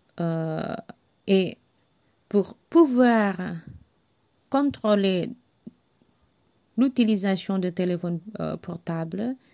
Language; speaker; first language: French; non-native, learner; Javanese